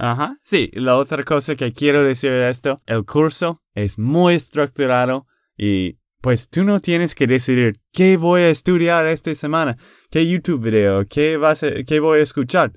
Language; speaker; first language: Spanish; non-native, fluent; English